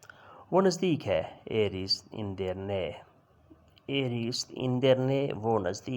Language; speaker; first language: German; non-native, learner; Urdu